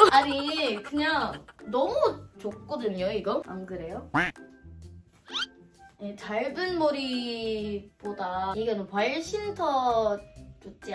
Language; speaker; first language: Korean; non-native, learner; Filipino